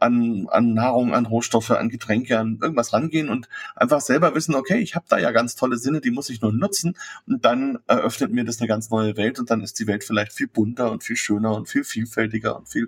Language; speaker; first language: German; native; German